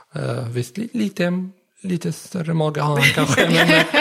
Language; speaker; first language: Swedish; early bilingual, other home language; Arabic